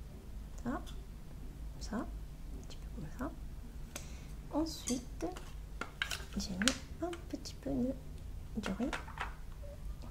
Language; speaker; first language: French; non-native, learner; Japanese